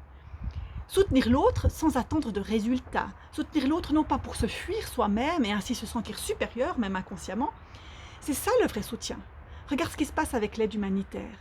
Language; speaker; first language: French; native; French